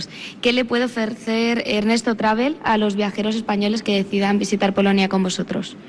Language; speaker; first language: Spanish; native; Spanish